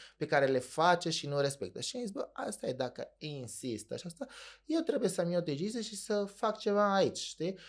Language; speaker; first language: Romanian; non-native, fluent; Arabic